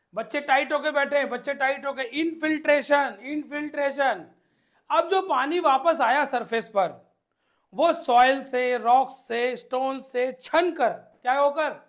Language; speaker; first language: Hindi; native; Hindi